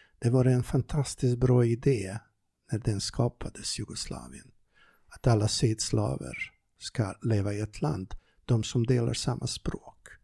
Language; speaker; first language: Swedish; non-native, fluent; Serbian